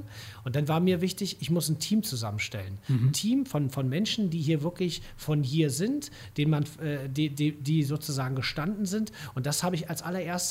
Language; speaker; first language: German; native; German